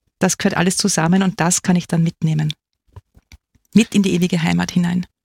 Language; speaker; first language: German; native; German